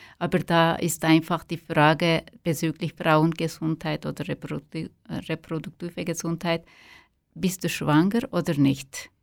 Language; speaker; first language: German; non-native, fluent; Kurdish